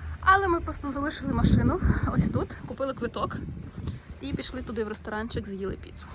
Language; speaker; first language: Ukrainian; native; Ukrainian